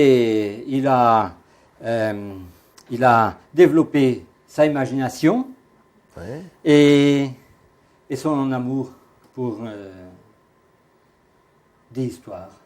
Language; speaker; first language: French; non-native, fluent; Portuguese